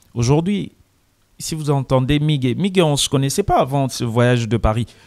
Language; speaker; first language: French; non-native, local second language; Lingala